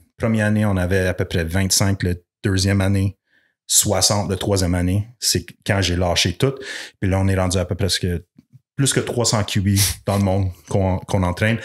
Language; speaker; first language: French; non-native, local second language; English